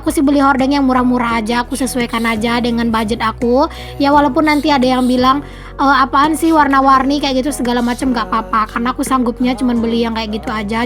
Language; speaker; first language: Indonesian; native; Indonesian